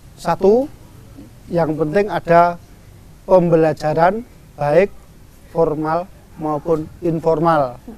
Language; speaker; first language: Indonesian; non-native, local second language; Javanese